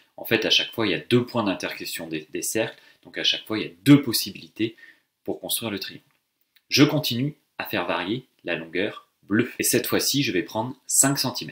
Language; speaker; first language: French; native; French